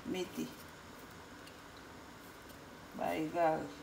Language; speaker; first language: French; non-native, local second language; Haitian Creole